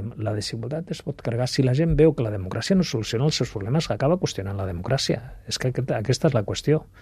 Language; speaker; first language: Catalan; non-native, local second language; Spanish